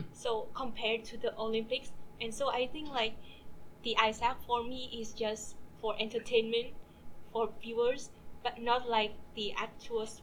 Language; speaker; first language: English; non-native, fluent; Vietnamese